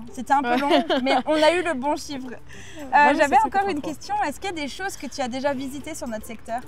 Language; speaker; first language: French; native; French